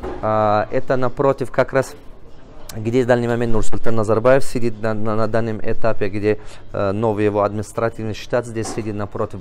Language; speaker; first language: Russian; non-native, local second language; Tajik